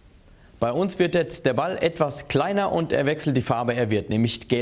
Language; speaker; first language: German; native; German